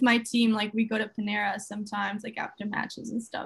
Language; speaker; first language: English; non-native, fluent; French